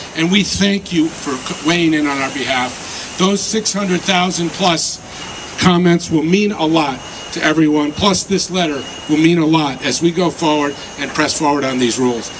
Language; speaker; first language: English; native; English